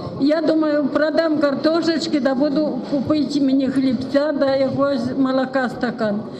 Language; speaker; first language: Ukrainian; native; Ukrainian